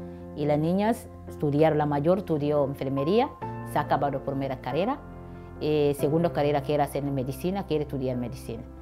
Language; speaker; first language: Spanish; non-native, learner; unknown